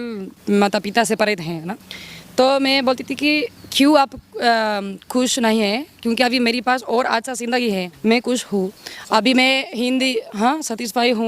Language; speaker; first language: Hindi; non-native, learner; Spanish